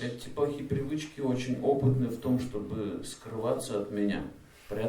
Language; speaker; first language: Russian; native; Russian